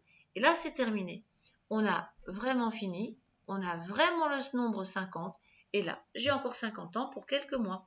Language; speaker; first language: French; native; French